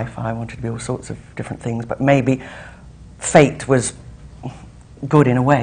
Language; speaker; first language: English; native; English